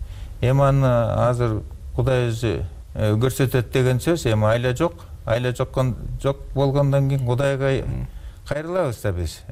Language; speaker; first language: Kyrgyz; native; Kyrgyz